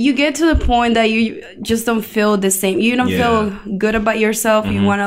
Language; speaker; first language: English; non-native, fluent; Spanish